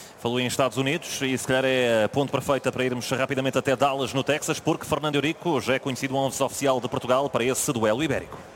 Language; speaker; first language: Portuguese; native; Portuguese